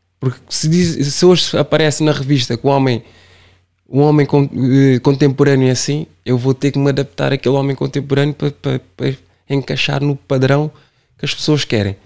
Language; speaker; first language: Portuguese; non-native, local second language; Kabuverdianu